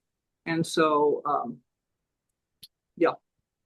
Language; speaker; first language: English; native; English